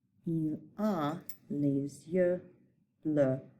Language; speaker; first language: French; non-native, fluent; English